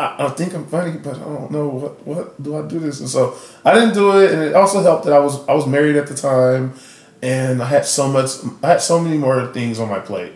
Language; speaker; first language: English; native; English